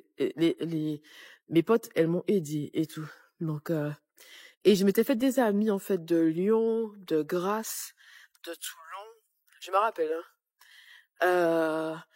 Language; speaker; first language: French; native; French